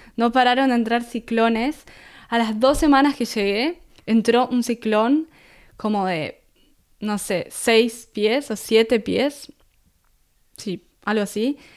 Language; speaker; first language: Spanish; native; Spanish